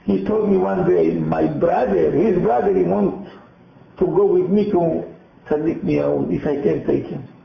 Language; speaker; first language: English; non-native, learner; Hebrew